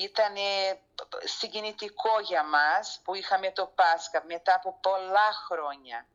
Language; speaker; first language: Greek; early bilingual, heritage; Greek